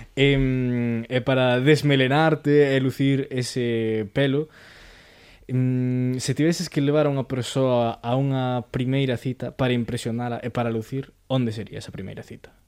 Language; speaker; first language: Galician; non-native, local second language; Spanish